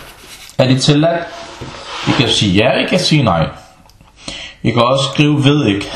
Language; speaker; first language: Danish; early bilingual, other home language; Arabic